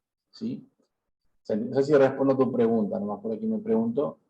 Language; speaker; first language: Spanish; native; Spanish